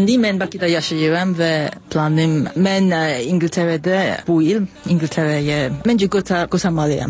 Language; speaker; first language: Azerbaijani; non-native, learner; English